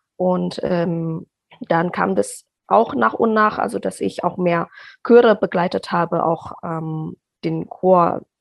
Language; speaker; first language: German; non-native, fluent; Indonesian